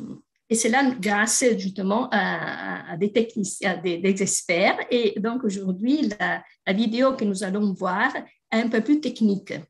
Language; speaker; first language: French; non-native, fluent; Italian